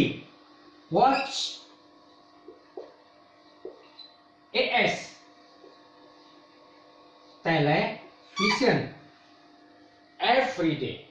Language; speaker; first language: English; non-native, fluent; Indonesian